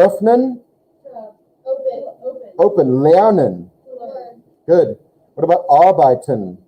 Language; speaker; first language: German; non-native, fluent; English